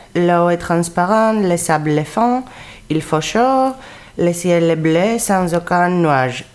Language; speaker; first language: French; non-native, fluent; Greek